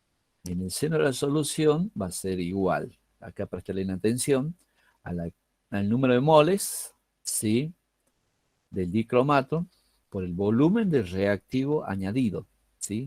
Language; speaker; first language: Spanish; native; Spanish